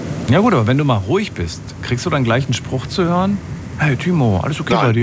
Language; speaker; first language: German; native; German